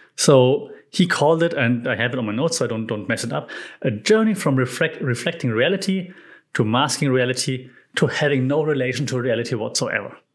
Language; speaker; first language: English; non-native, fluent; German